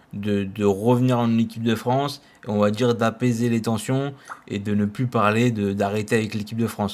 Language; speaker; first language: French; native; French